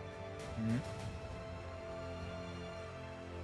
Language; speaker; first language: French; native; French